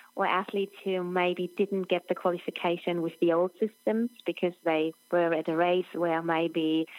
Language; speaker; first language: English; non-native, fluent; German